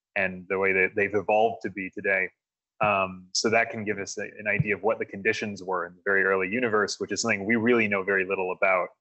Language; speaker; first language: English; native; English